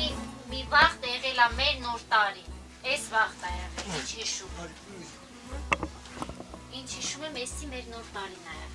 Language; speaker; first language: Armenian; non-native, local second language; Kurdish